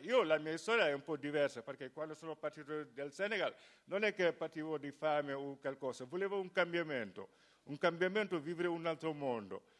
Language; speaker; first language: Italian; non-native, fluent; Wolof